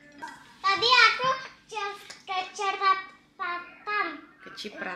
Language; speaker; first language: Indonesian; early bilingual, heritage; Indonesian